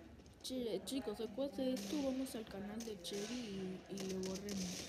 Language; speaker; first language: Spanish; early bilingual, other home language; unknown